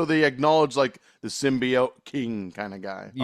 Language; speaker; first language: English; native; English